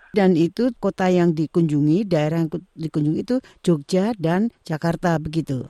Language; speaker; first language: Indonesian; native; Indonesian